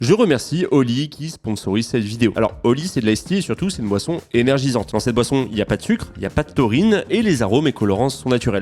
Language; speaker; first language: French; native; French